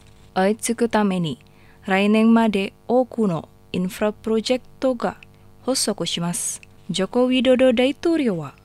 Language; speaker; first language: Japanese; non-native, fluent; Indonesian